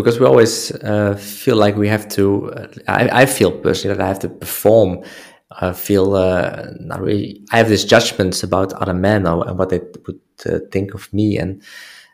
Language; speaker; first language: English; non-native, fluent; Dutch